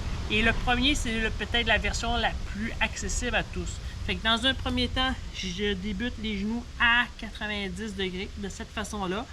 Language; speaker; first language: French; native; French